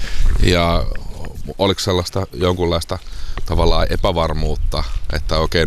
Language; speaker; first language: Finnish; native; Finnish